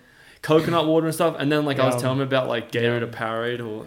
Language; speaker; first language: English; native; English